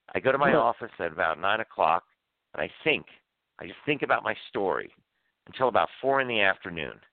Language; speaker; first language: English; native; English